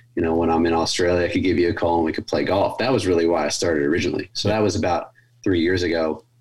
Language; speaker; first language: English; native; English